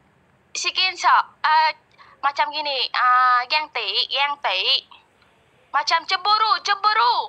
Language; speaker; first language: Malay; non-native, learner; Vietnamese